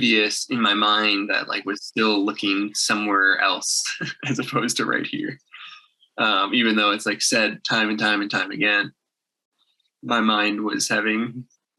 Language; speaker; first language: English; native; English